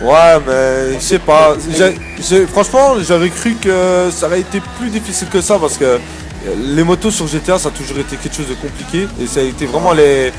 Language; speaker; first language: French; native; French